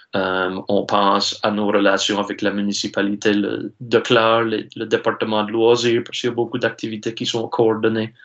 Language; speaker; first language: French; native; French